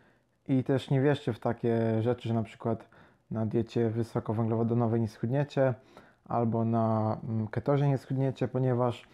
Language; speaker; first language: Polish; native; Polish